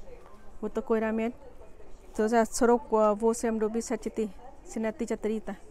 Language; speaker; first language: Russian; non-native, learner; Tajik